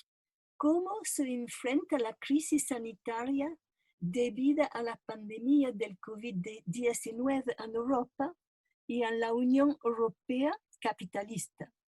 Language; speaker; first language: Spanish; non-native, fluent; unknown